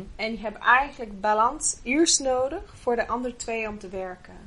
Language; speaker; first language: Dutch; non-native, fluent; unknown